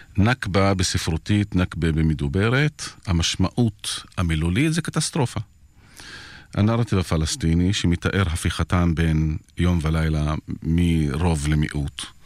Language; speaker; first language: Hebrew; non-native, local second language; Arabic